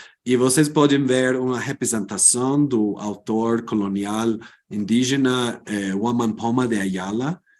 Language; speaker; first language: Portuguese; non-native, fluent; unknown